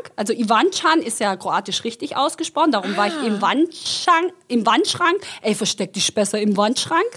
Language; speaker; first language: German; native; German